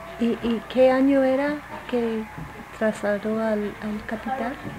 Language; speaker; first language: Spanish; non-native, fluent; English